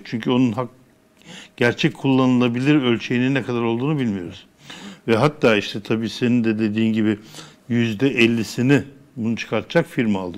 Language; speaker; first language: Turkish; native; Turkish